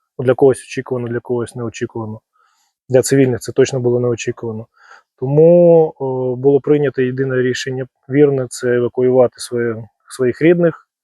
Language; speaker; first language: Ukrainian; non-native, local second language; Russian